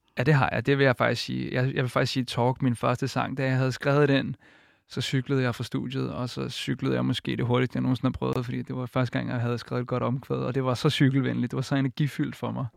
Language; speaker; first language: Danish; early bilingual, other home language; Icelandic